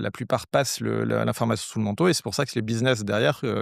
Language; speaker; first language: French; native; French